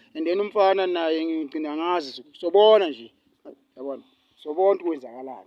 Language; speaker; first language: Zulu; native; Zulu